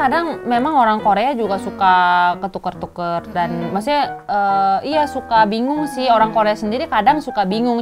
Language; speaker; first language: Indonesian; non-native, fluent; Korean